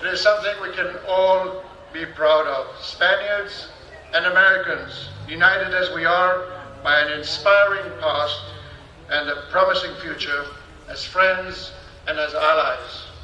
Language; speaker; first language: English; non-native, fluent; Spanish